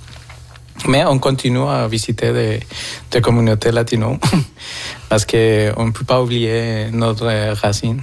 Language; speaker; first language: French; non-native, fluent; Spanish